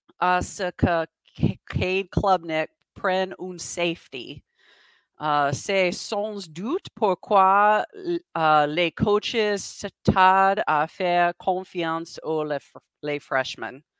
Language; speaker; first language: French; non-native, learner; English